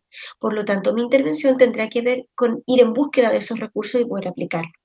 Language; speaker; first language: Spanish; native; Spanish